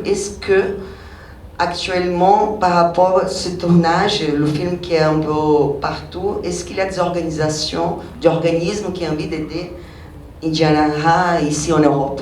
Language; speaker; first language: French; non-native, fluent; Portuguese